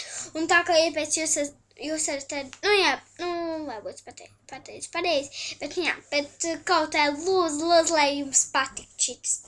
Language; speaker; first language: Latvian; early bilingual, heritage; Latvian